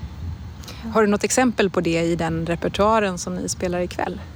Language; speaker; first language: Swedish; native; Swedish